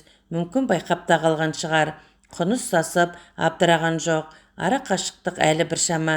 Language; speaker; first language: Kazakh; native; Kazakh